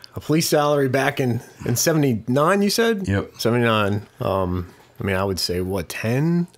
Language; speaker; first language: English; native; English